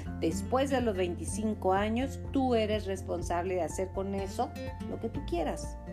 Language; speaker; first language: Spanish; native; Spanish